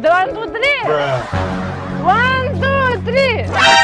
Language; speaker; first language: English; non-native, learner; Russian